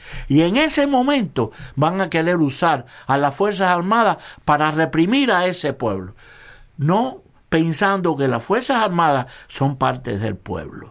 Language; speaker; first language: Spanish; native; Spanish